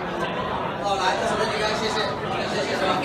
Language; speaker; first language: Chinese; native; Chinese